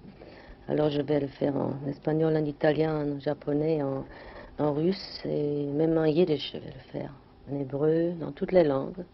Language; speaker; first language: French; non-native, fluent; German